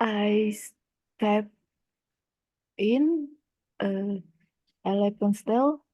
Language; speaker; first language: English; non-native, learner; Indonesian